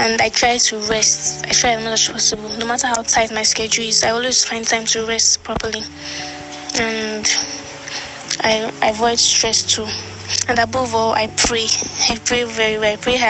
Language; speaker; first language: English; non-native, local second language; Yoruba